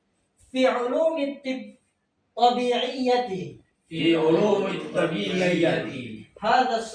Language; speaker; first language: Arabic; non-native, fluent; Indonesian